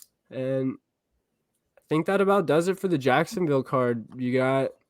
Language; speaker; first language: English; native; English